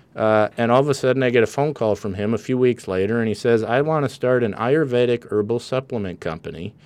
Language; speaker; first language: English; native; English